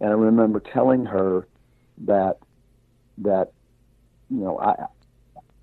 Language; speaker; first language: English; native; English